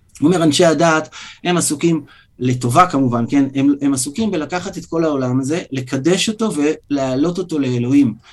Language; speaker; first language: Hebrew; native; Hebrew